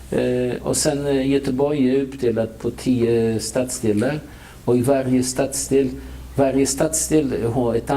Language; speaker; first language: Swedish; non-native, fluent; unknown